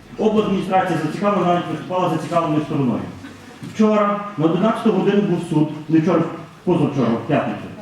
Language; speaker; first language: Ukrainian; native; Ukrainian